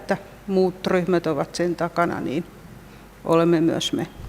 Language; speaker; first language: Finnish; native; Finnish